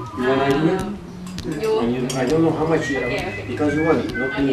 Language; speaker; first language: English; non-native, learner; Thai